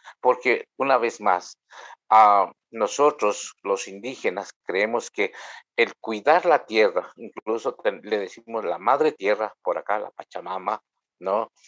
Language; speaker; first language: Spanish; non-native, local second language; Kʼicheʼ